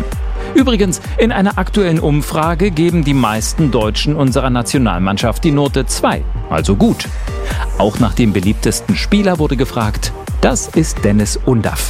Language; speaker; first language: German; native; German